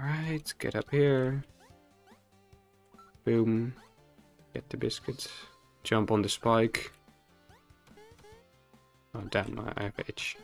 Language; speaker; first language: English; non-native, fluent; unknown